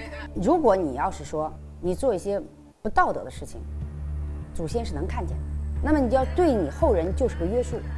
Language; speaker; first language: Chinese; native; Chinese